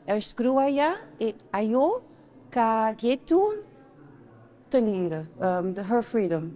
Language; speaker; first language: Albanian; non-native, learner; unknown